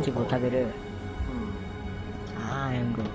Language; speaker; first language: Japanese; native; Japanese